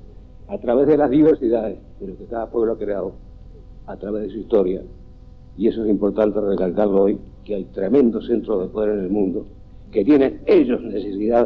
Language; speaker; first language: Spanish; native; Spanish